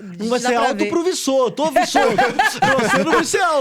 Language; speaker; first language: Portuguese; native; Portuguese